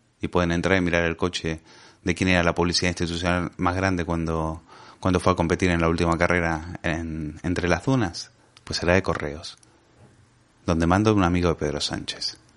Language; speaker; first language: Spanish; native; Spanish